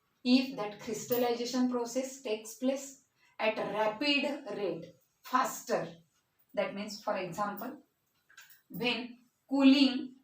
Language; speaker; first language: English; non-native, local second language; Marathi